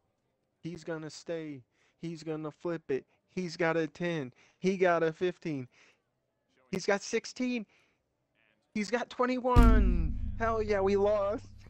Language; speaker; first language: English; native; English